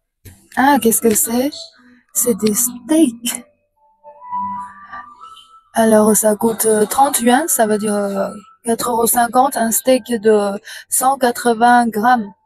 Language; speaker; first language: French; non-native, fluent; Chinese